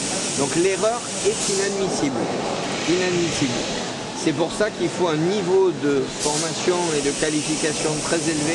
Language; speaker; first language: French; native; French